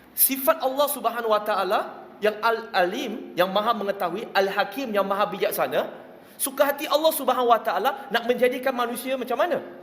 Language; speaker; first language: Malay; non-native, local second language; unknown